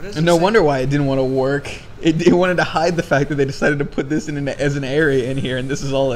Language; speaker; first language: English; native; English